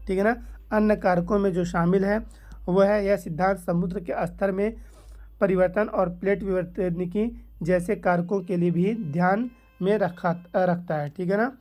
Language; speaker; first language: Hindi; native; Hindi